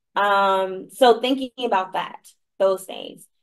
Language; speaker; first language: English; native; English